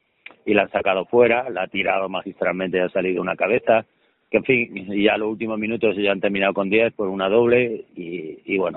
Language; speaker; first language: Spanish; native; Spanish